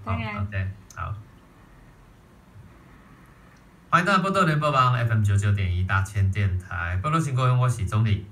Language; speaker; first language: Chinese; native; Chinese